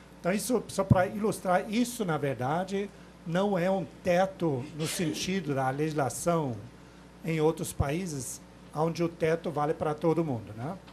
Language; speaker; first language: Portuguese; non-native, fluent; German